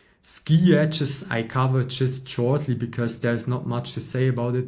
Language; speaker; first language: English; non-native, fluent; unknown